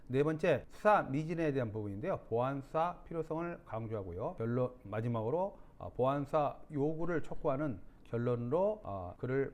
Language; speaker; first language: Korean; native; Korean